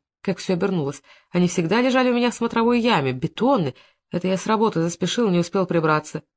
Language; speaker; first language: Russian; native; Russian